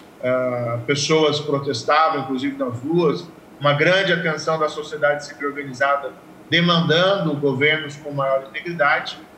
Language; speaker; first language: Portuguese; native; Portuguese